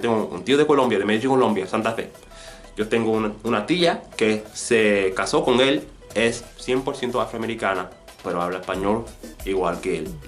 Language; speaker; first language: Spanish; non-native, fluent; English